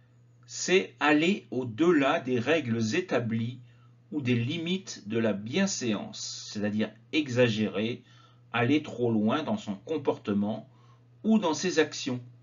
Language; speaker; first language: French; native; French